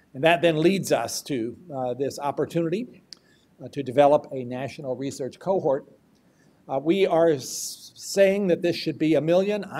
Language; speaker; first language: English; native; English